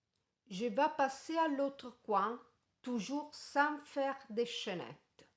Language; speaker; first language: French; non-native, fluent; Italian